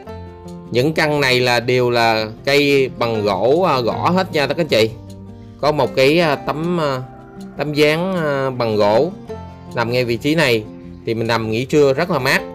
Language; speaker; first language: Vietnamese; native; Vietnamese